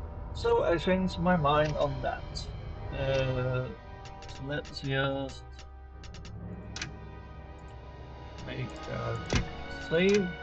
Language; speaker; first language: English; non-native, fluent; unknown